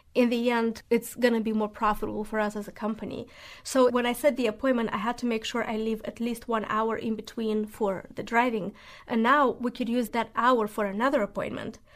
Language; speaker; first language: English; non-native, fluent; Romanian